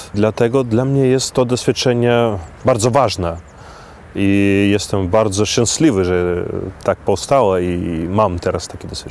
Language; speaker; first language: Polish; non-native, fluent; Belarusian